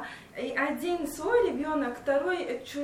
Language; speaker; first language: Russian; non-native, local second language; Latvian